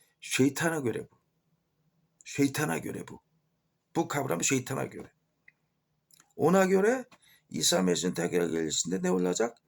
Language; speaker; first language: Turkish; non-native, fluent; Korean